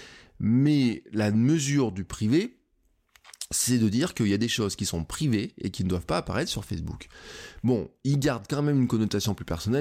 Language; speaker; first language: French; native; French